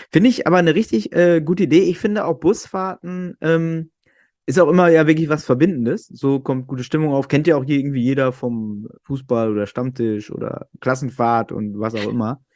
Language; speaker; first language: German; native; German